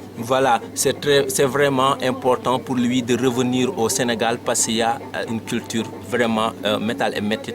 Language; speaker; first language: French; non-native, local second language; Wolof